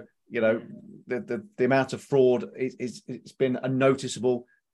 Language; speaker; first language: English; native; English